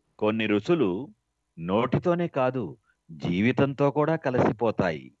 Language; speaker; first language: Telugu; native; Telugu